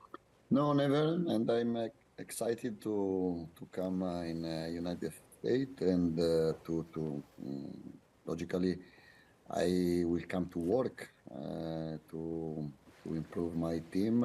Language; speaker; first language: English; non-native, fluent; Italian